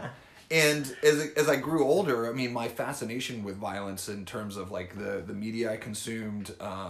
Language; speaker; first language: English; native; English